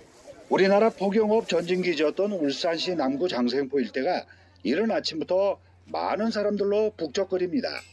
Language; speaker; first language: Korean; native; Korean